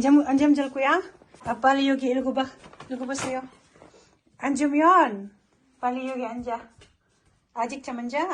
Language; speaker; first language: Korean; non-native, learner; Filipino